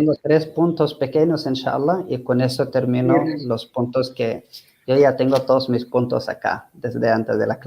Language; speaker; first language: Spanish; non-native, fluent; Arabic